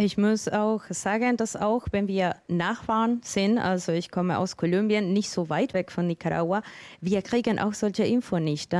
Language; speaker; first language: German; non-native, fluent; Spanish